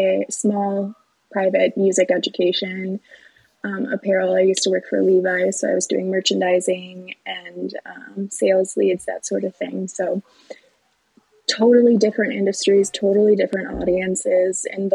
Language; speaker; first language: English; native; English